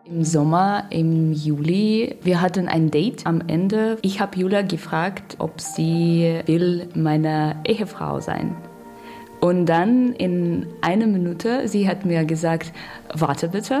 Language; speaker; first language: German; non-native, learner; Russian